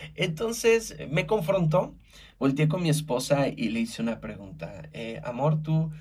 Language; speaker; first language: Spanish; native; Spanish